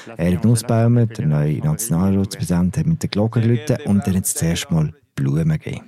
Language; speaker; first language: German; native; German